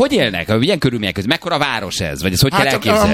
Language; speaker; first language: Hungarian; native; Hungarian